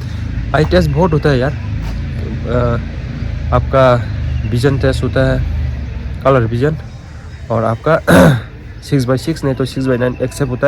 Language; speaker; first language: Hindi; non-native, local second language; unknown